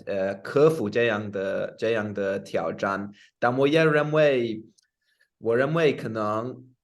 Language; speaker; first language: Chinese; non-native, fluent; English